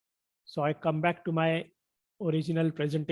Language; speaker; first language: English; non-native, local second language; Marathi